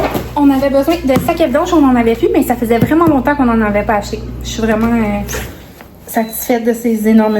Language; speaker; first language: French; native; French